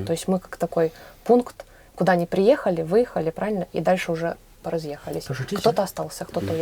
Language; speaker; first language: Russian; native; Russian